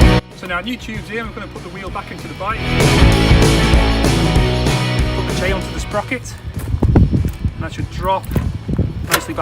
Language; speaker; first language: English; native; English